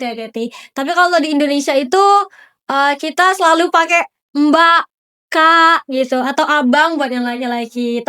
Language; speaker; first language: Indonesian; native; Indonesian